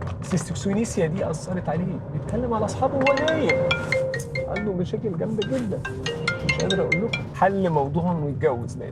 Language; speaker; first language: Arabic; native; Arabic